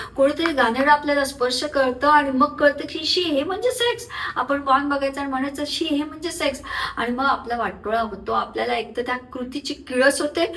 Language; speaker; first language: Marathi; non-native, local second language; Urdu